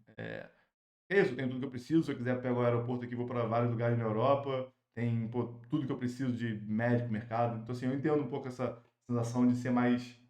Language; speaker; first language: Portuguese; native; Portuguese